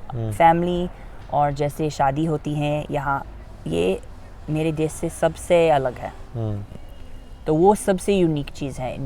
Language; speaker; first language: Hindi; non-native, fluent; English